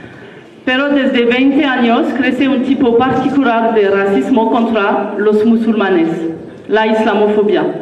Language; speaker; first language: Spanish; non-native, learner; French